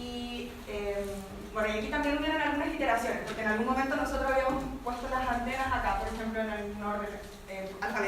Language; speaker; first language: Spanish; native; Spanish